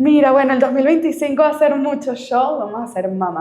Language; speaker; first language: Spanish; native; Spanish